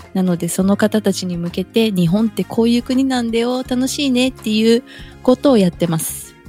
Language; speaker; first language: Japanese; early bilingual, other home language; Portuguese